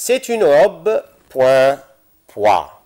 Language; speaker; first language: French; non-native, fluent; Arabic